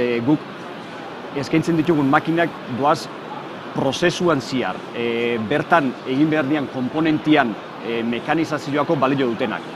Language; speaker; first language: Basque; native; Basque